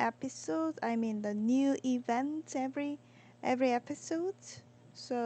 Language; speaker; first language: English; non-native, learner; Korean